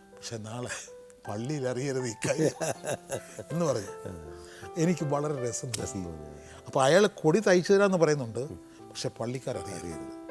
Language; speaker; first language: Malayalam; native; Malayalam